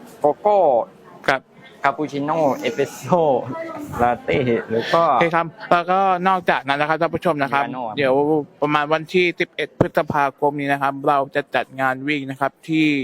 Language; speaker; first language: Thai; native; Thai